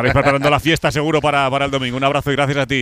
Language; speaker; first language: Spanish; native; Spanish